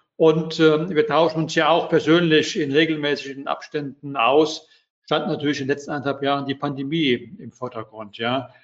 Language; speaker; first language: German; native; German